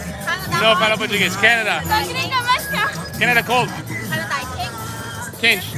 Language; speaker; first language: Portuguese; non-native, learner; English